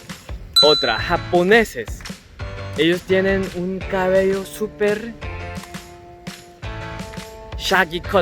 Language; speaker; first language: Spanish; non-native, learner; Korean